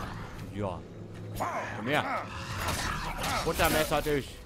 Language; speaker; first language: German; native; German